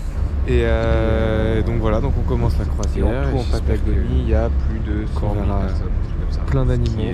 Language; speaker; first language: French; native; French